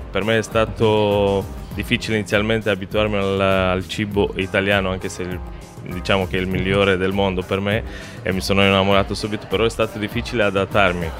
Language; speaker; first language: Italian; non-native, fluent; Romanian